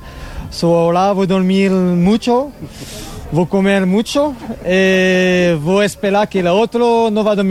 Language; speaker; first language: Spanish; non-native, learner; French